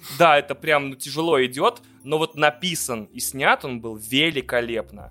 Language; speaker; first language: Russian; native; Russian